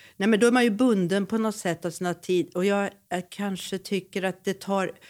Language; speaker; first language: Swedish; native; Swedish